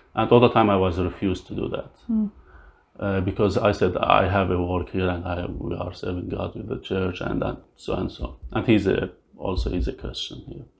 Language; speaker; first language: English; non-native, learner; Arabic